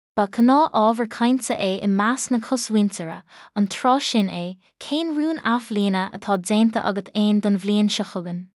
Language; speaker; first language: Irish; native; Irish